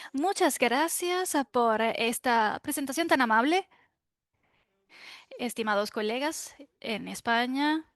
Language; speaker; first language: Spanish; non-native, fluent; German